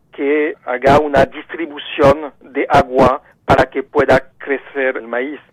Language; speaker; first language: Spanish; non-native, fluent; French